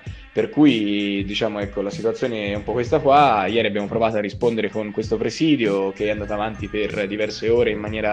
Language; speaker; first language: Italian; native; Italian